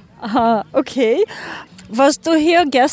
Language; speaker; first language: German; non-native, learner; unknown